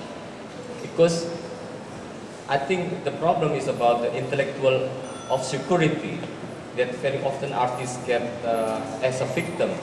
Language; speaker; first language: English; non-native, learner; Indonesian